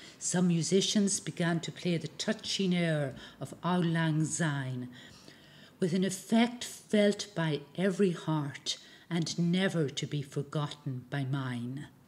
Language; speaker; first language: English; native; English